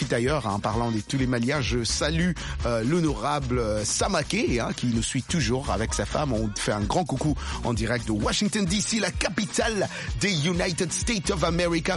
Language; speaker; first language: French; non-native, local second language; Luba-Lulua